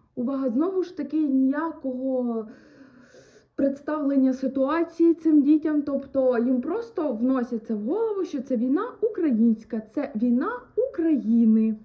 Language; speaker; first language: Ukrainian; native; Ukrainian